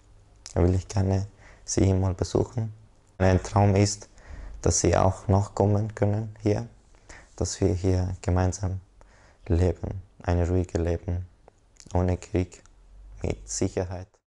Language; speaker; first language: German; non-native, learner; Persian